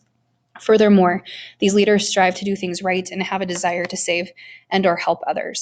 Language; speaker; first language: English; native; English